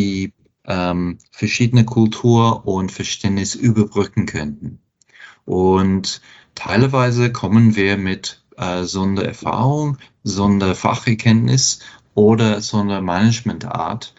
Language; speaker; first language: German; non-native, fluent; English